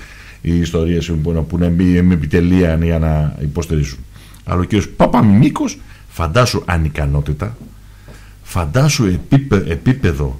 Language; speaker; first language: Greek; native; Greek